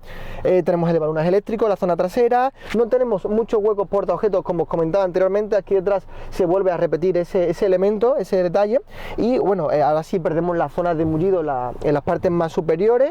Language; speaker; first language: Spanish; native; Spanish